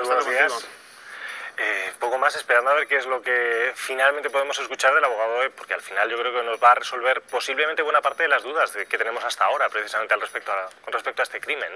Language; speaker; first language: Spanish; native; Spanish